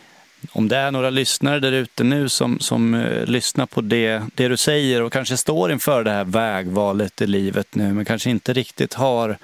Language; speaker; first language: Swedish; native; Swedish